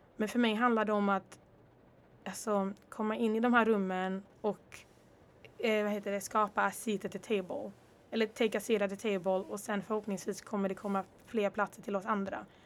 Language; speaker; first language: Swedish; early bilingual, other home language; Kinyarwanda